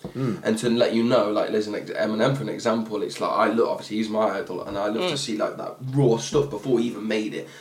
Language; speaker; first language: English; native; English